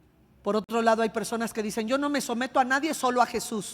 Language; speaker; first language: Spanish; native; Spanish